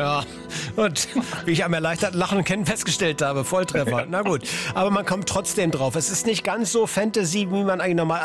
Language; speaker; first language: German; native; German